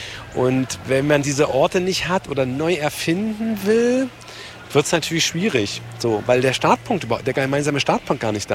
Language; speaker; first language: German; native; German